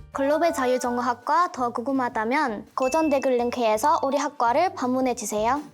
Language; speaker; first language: Korean; non-native, fluent; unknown